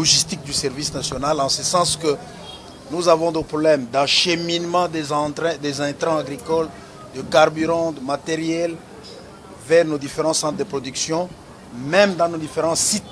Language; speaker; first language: French; non-native, local second language; Lingala